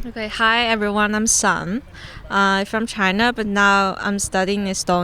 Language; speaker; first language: English; non-native, fluent; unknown